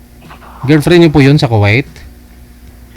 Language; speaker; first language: Filipino; native; Filipino